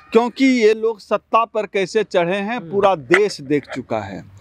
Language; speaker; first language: Hindi; native; Hindi